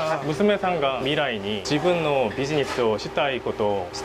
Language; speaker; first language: Japanese; non-native, learner; Korean